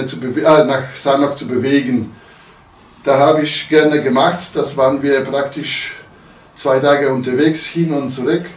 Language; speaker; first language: German; non-native, local second language; Polish